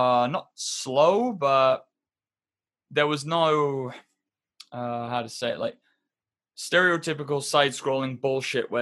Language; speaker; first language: English; native; English